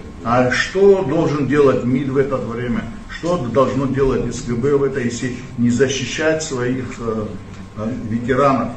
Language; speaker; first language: Russian; non-native, local second language; Abkhazian